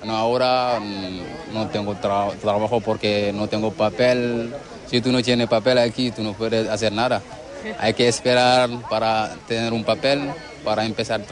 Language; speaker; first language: Spanish; non-native, learner; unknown